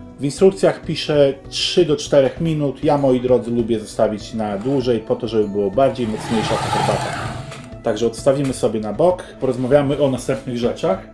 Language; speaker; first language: Polish; early bilingual, heritage; Polish